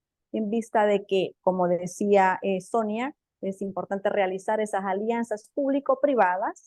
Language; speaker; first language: Spanish; native; Spanish